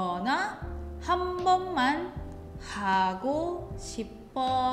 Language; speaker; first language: Korean; non-native, learner; Indonesian